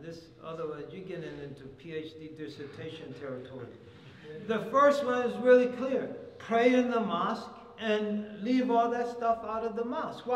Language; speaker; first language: English; native; English